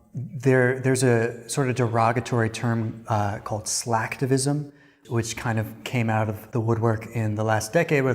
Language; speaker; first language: English; native; English